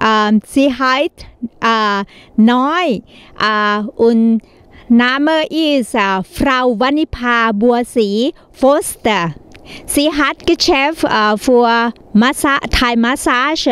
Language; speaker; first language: German; non-native, learner; Thai